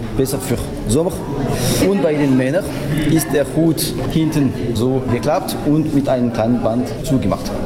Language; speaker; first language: German; non-native, local second language; French